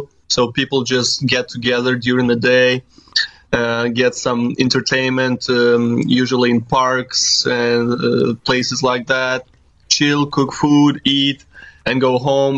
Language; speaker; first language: English; non-native, fluent; Kazakh